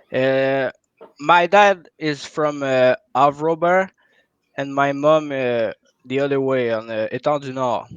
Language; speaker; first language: English; non-native, local second language; French